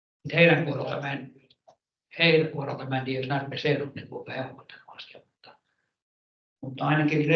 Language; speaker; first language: Finnish; non-native, local second language; Swedish